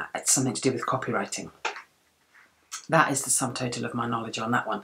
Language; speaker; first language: English; native; English